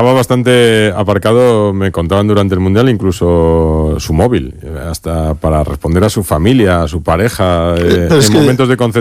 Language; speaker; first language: Spanish; native; Spanish